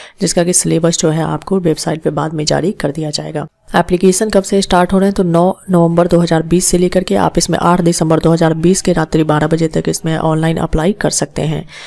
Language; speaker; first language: Hindi; native; Hindi